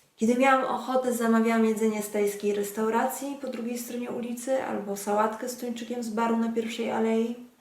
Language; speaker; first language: Polish; native; Polish